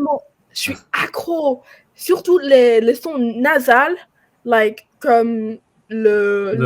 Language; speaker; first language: French; non-native, fluent; English